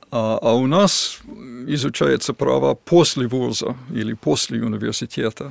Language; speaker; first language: Russian; non-native, fluent; English